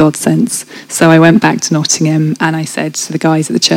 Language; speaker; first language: English; native; English